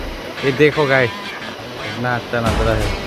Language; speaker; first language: Hindi; non-native, local second language; Assamese